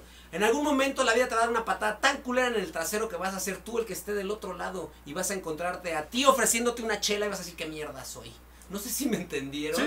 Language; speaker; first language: Spanish; native; Spanish